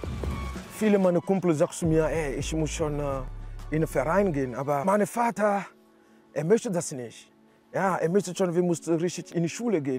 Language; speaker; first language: German; non-native, learner; French